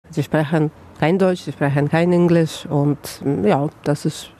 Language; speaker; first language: German; non-native, learner; Russian